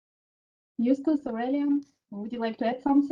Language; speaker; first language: English; non-native, fluent; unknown